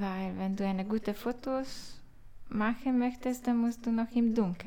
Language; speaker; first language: German; non-native, learner; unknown